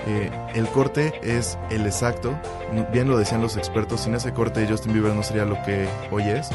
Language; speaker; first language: Spanish; native; Spanish